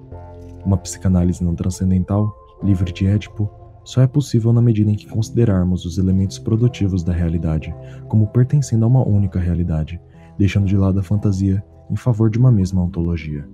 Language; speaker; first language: Portuguese; native; Portuguese